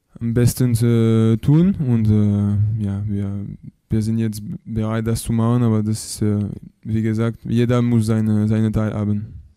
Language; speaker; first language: German; non-native, learner; French